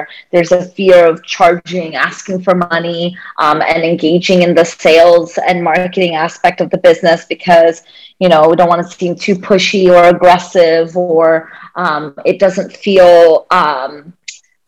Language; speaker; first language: English; native; English